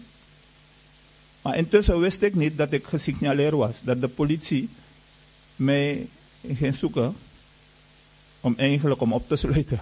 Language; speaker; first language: Dutch; non-native, fluent; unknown